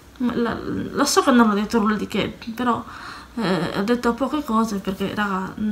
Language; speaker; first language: Italian; native; Italian